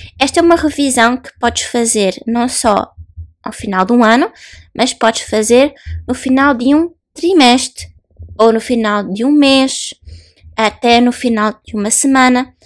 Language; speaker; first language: Portuguese; native; Portuguese